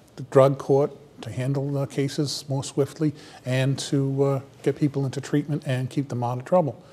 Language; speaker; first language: English; native; English